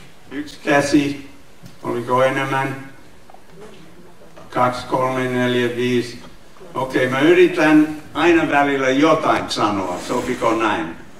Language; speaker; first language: Finnish; non-native, fluent; English